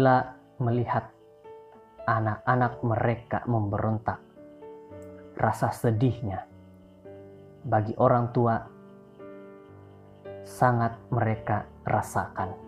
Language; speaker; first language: Indonesian; native; Indonesian